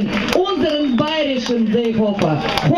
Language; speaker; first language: German; non-native, fluent; Russian